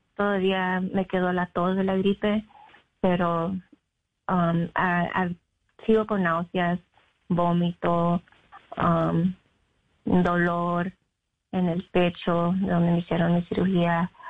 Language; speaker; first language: Spanish; early bilingual, heritage; Spanish